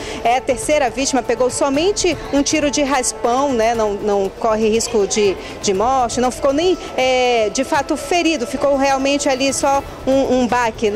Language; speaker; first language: Portuguese; native; Portuguese